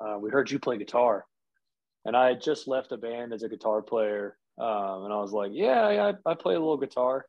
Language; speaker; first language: English; native; English